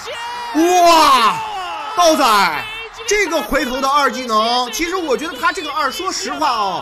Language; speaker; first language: Chinese; native; Chinese